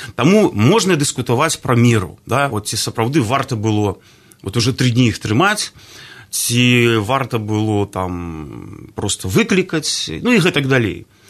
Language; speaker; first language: Belarusian; non-native, local second language; Russian